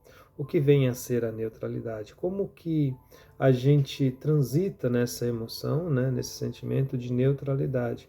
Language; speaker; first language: Portuguese; native; Portuguese